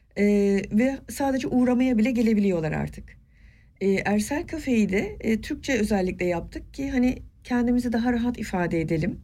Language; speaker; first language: Turkish; non-native, local second language; Kurdish